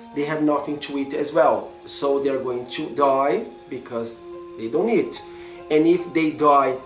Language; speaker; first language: English; non-native, fluent; Portuguese